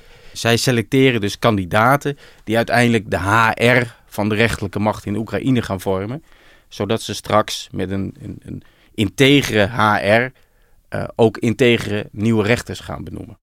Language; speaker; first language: Dutch; native; Dutch